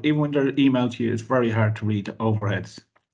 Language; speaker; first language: English; native; English